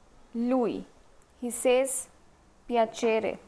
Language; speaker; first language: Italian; non-native, fluent; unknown